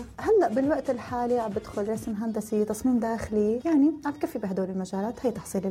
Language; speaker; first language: Arabic; native; Arabic